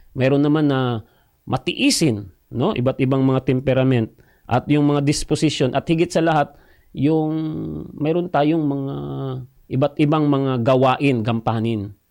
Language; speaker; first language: Filipino; non-native, local second language; Cebuano